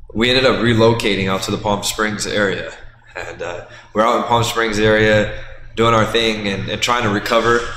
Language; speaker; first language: English; native; English